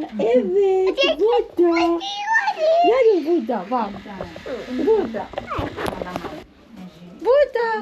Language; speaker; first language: Turkish; non-native, fluent; Portuguese